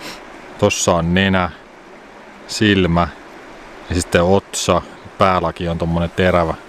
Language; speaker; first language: Finnish; native; Finnish